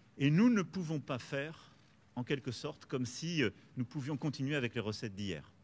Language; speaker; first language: French; native; French